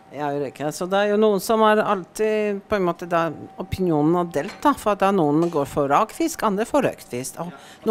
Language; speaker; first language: Norwegian; native; Norwegian